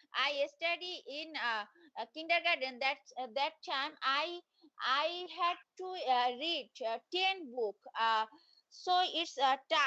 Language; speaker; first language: English; non-native, learner; Bangla